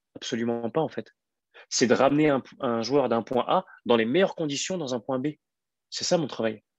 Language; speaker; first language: French; native; French